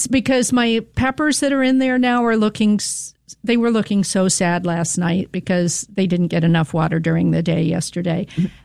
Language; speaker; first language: English; native; English